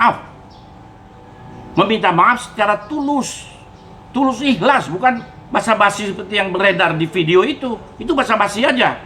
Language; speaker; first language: Indonesian; native; Indonesian